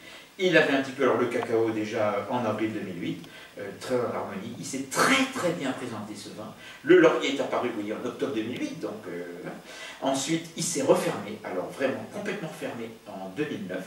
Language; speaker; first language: French; native; French